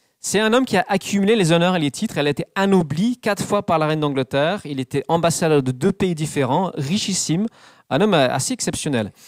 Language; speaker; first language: French; non-native, fluent; English